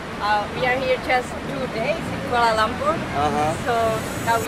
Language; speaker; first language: English; non-native, learner; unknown